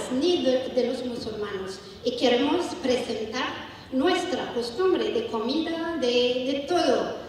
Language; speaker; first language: Spanish; non-native, learner; Arabic